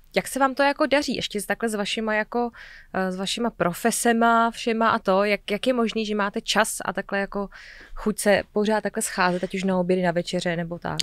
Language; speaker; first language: Czech; native; Czech